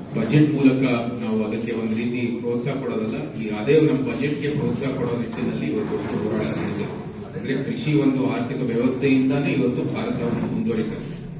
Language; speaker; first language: Kannada; native; Kannada